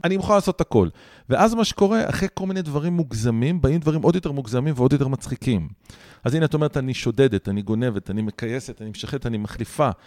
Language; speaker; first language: Hebrew; native; Hebrew